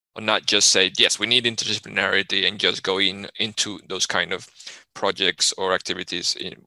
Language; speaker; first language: English; non-native, fluent; Spanish